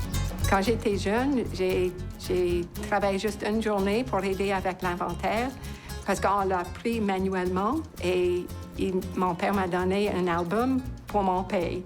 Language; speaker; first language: French; non-native, local second language; English